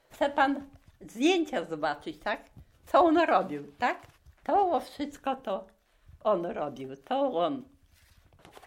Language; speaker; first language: Polish; non-native, local second language; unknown